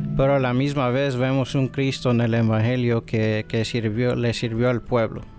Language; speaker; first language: Spanish; early bilingual, heritage; Spanish